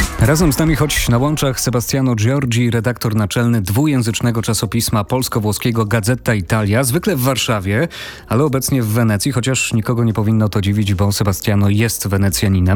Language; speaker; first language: Polish; native; Polish